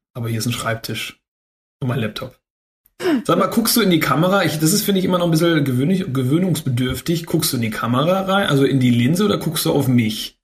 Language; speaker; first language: German; native; German